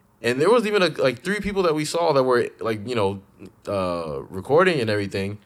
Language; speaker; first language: English; native; English